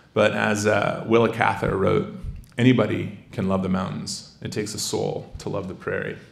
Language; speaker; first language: English; native; English